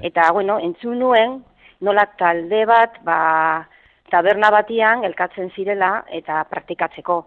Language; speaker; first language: Basque; non-native, local second language; Spanish